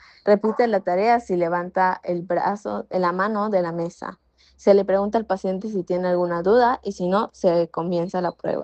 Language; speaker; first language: Spanish; native; Spanish